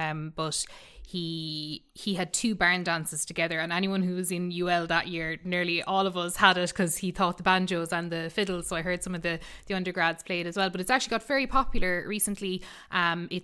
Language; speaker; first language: English; native; English